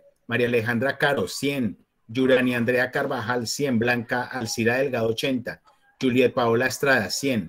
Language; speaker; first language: Spanish; native; Spanish